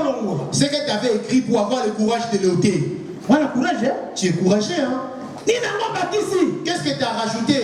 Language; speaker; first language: French; non-native, local second language; Lingala